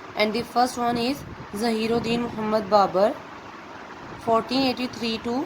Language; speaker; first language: English; non-native, local second language; Urdu